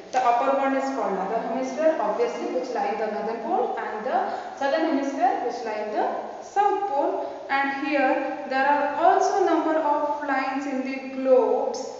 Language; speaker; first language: English; non-native, local second language; Hindi